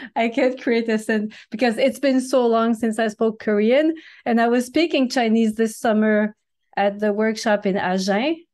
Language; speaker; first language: English; non-native, fluent; French